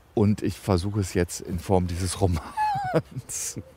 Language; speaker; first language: German; native; German